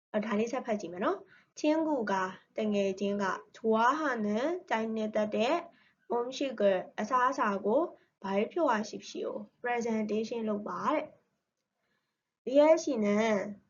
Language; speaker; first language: Korean; non-native, learner; Burmese